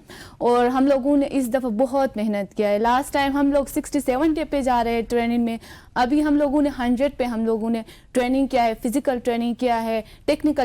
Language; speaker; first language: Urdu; non-native, local second language; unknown